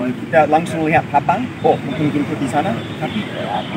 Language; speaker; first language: Indonesian; non-native, learner; English